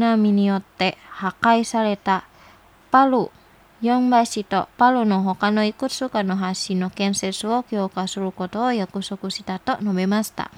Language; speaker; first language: Japanese; non-native, fluent; Indonesian